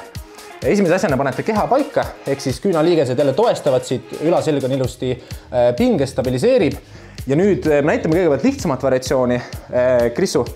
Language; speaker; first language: Estonian; native; Estonian